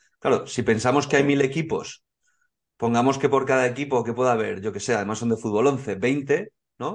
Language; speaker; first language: Spanish; native; Spanish